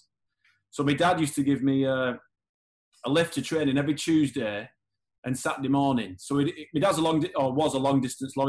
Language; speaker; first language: English; native; English